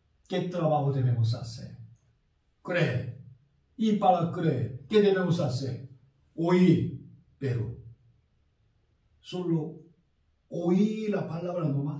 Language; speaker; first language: Spanish; non-native, fluent; Korean